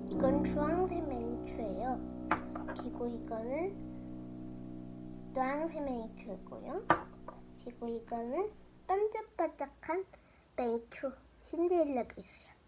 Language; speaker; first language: Korean; early bilingual, heritage; Korean